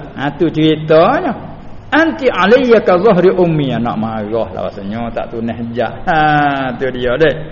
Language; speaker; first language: Malay; native; Malay